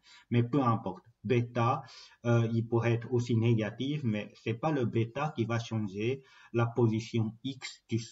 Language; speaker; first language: French; non-native, fluent; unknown